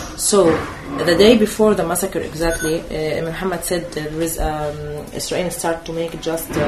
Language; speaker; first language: English; non-native, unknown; Arabic